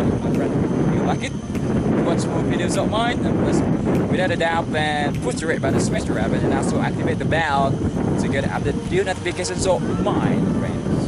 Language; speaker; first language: English; non-native, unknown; Indonesian